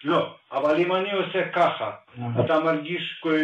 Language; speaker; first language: Hebrew; non-native, fluent; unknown